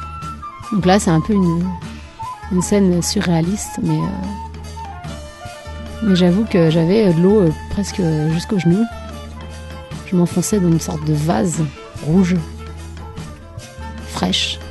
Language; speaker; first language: French; native; French